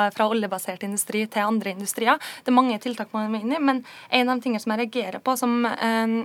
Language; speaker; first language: Norwegian; native; Norwegian